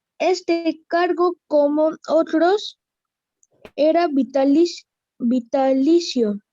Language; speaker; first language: Spanish; native; Spanish